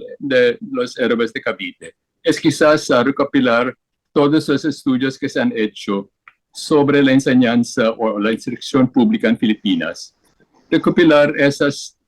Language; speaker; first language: Spanish; non-native, fluent; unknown